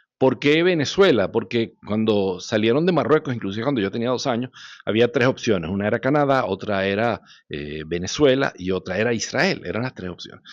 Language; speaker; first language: Spanish; early bilingual, other home language; Hebrew